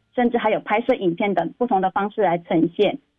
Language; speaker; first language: Chinese; native; Chinese